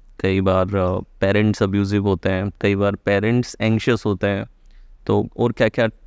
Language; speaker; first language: Hindi; native; Hindi